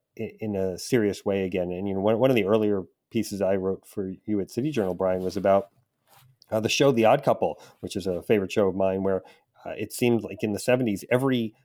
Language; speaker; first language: English; native; English